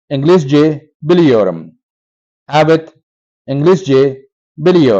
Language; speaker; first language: Turkish; non-native, learner; Urdu